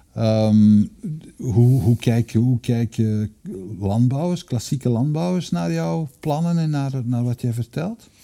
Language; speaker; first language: Dutch; native; Dutch